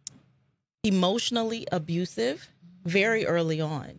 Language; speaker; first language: English; native; English